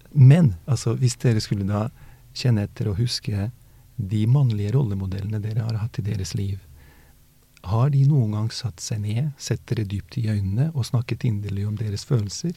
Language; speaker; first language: Norwegian; early bilingual, other home language; Bosnian